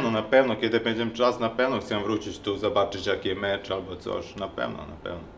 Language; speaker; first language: Polish; non-native, learner; Serbian